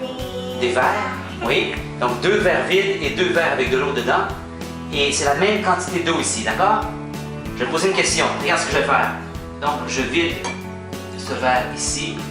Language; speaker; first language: French; native; French